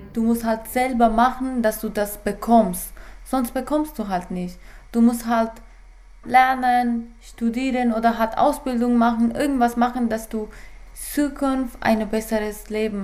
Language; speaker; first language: German; non-native, fluent; Persian